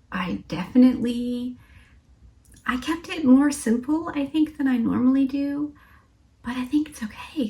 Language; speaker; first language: English; native; English